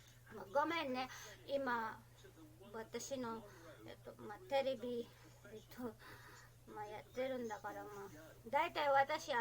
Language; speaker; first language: Japanese; non-native, learner; Filipino